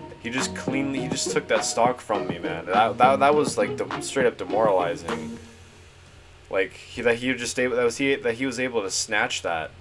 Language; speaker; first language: English; native; English